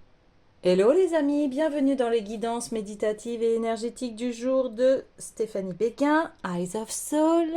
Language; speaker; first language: French; native; French